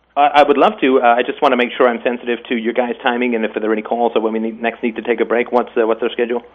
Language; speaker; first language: English; native; English